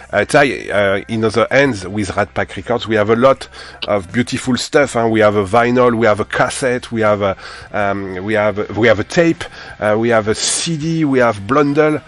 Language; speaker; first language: English; non-native, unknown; French